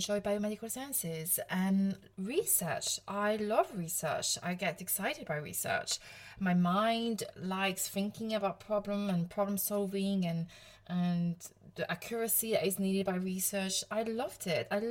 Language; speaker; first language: English; non-native, fluent; French